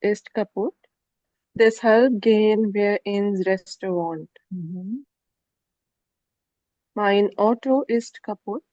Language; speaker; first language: German; non-native, learner; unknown